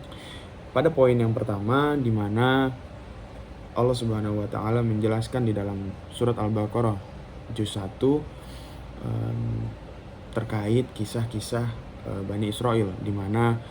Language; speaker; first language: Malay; non-native, local second language; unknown